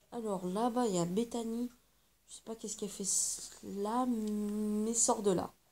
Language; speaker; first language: French; native; French